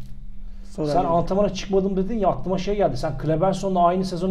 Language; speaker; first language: Turkish; native; Turkish